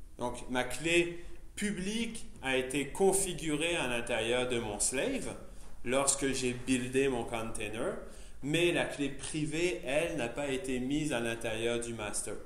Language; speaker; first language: French; native; French